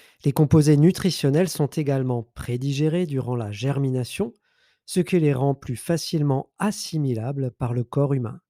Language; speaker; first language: French; native; French